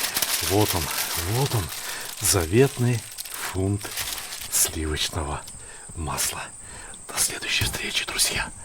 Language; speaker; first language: Russian; native; Russian